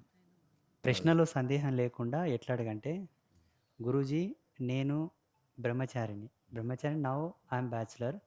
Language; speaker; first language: Telugu; native; Telugu